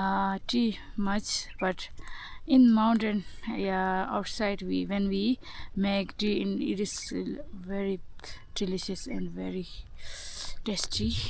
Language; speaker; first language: English; non-native, learner; Tibetan